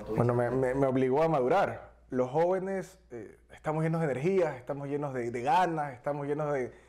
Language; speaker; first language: Spanish; native; Spanish